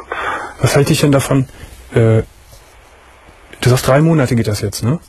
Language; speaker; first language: German; native; German